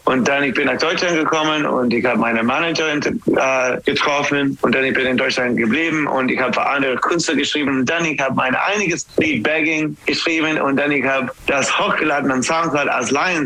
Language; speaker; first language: German; non-native, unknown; English